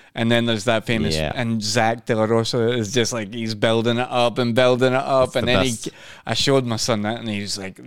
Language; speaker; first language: English; native; English